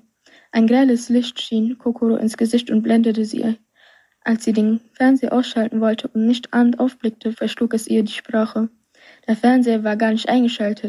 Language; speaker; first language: German; native; German